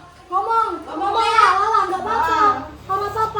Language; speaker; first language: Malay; non-native, local second language; Javanese